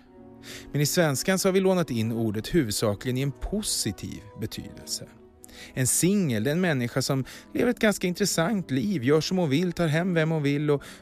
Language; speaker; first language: Swedish; native; Swedish